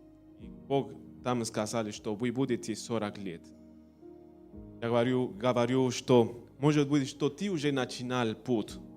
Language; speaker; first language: Russian; non-native, learner; Spanish